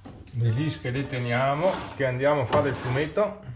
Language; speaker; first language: Italian; native; Italian